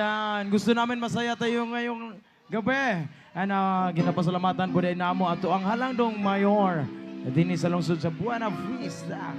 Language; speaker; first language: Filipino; non-native, local second language; Cebuano